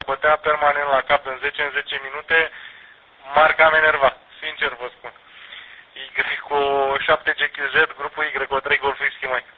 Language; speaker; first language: Romanian; native; Romanian